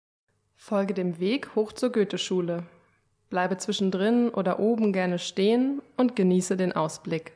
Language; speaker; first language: German; native; German